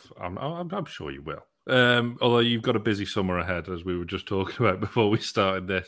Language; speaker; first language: English; native; English